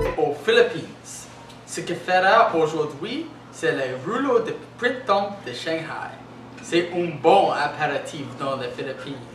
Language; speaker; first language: French; non-native, learner; English